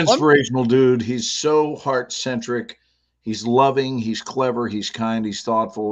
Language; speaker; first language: English; native; English